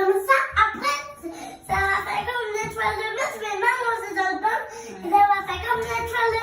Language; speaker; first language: French; native; French